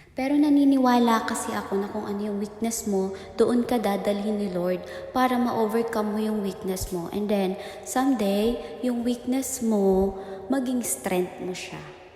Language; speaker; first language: Filipino; native; Filipino